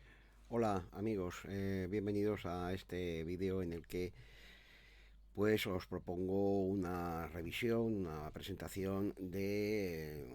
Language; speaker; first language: Spanish; native; Spanish